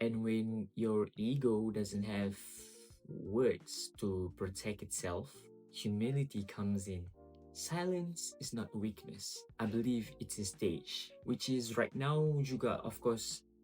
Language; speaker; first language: English; non-native, local second language; Malay